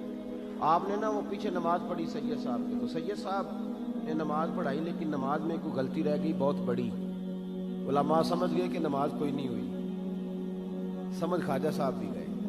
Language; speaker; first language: Urdu; native; Urdu